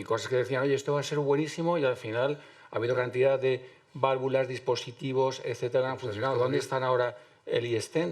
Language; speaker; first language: Spanish; native; Spanish